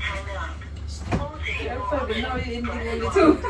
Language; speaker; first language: English; non-native, learner; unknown